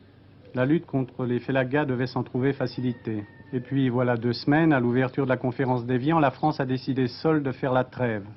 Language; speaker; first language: French; native; French